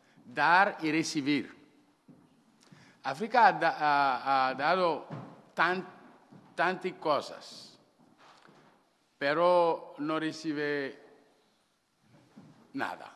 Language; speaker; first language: Spanish; non-native, learner; Wolof